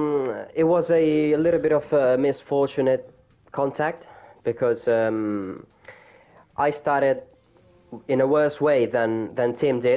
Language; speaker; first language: English; non-native, fluent; Italian